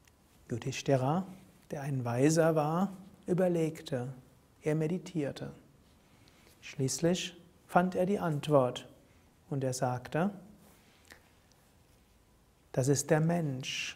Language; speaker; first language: German; native; German